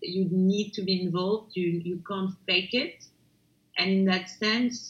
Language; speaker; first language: English; non-native, fluent; French